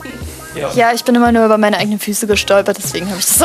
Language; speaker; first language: German; native; German